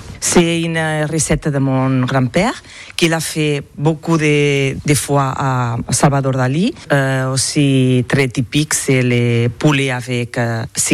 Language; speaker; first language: French; non-native, learner; Catalan